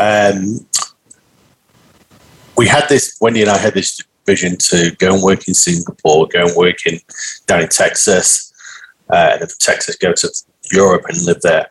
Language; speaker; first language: English; native; English